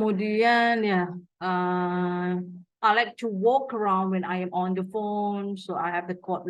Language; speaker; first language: English; non-native, fluent; Indonesian